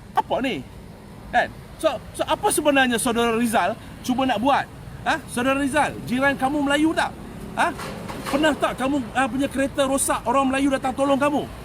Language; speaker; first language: Malay; native; Malay